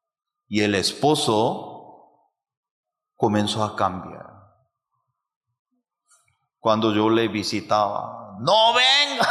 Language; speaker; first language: Spanish; non-native, fluent; Korean